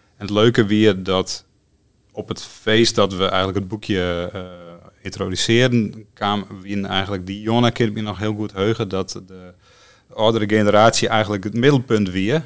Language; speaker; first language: Dutch; non-native, local second language; Western Frisian